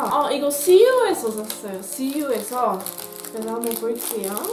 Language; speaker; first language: Korean; non-native, learner; Dutch